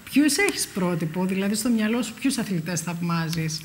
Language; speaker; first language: Greek; native; Greek